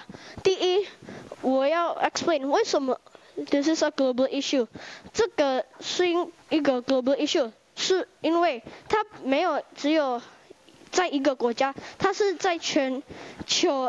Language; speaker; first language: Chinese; non-native, learner; Indonesian